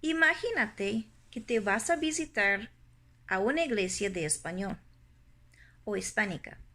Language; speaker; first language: Spanish; non-native, fluent; English